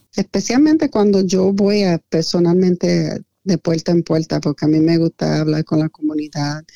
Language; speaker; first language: Spanish; early bilingual, heritage; Spanish